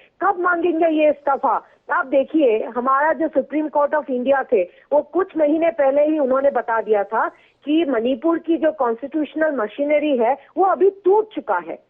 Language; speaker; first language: Hindi; non-native, local second language; Assamese